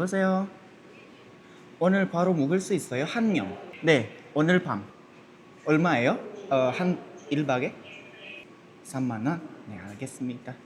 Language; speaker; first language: Korean; non-native, learner; Indonesian